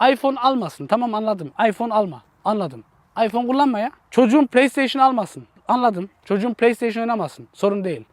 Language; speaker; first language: Turkish; early bilingual, heritage; Turkish